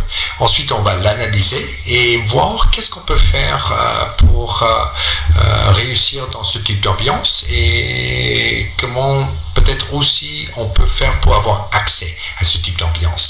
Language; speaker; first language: French; non-native, fluent; English